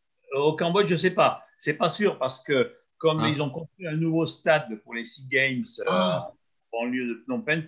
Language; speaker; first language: French; native; French